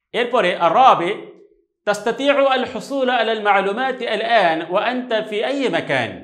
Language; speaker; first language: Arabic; non-native, fluent; Bangla